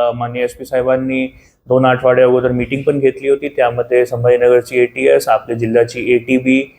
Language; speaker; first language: Marathi; non-native, fluent; Hindi